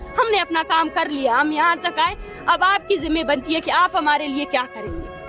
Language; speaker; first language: Urdu; non-native, local second language; Baluchi